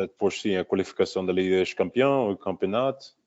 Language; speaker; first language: Portuguese; early bilingual, heritage; Portuguese